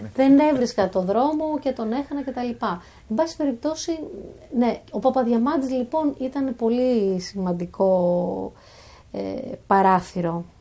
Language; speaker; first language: Greek; native; Greek